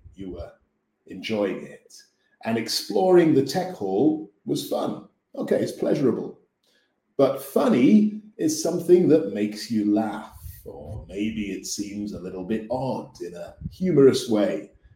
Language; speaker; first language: English; native; English